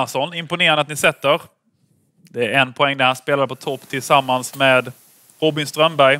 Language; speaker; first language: Swedish; native; Swedish